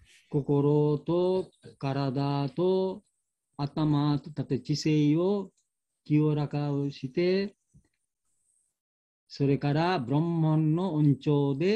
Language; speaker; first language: Japanese; non-native, learner; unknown